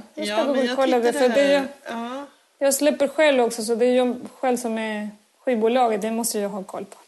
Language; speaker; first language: Swedish; non-native, fluent; Spanish